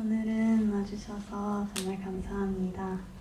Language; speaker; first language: Korean; non-native, learner; Japanese